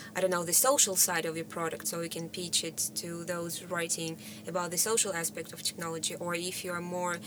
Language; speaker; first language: English; non-native, fluent; Russian